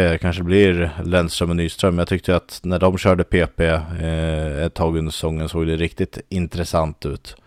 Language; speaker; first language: Swedish; native; Swedish